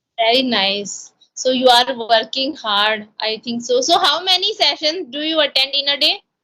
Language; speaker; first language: English; non-native, local second language; Hindi